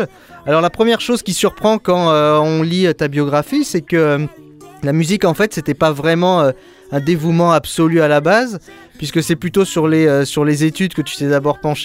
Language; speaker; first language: French; native; French